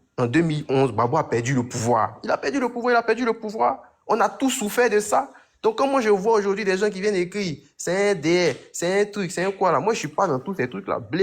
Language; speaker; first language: French; native; French